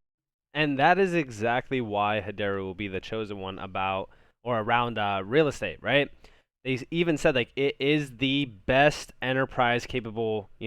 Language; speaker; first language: English; native; English